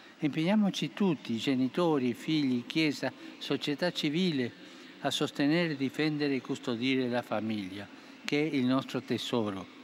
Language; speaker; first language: Italian; non-native, fluent; Spanish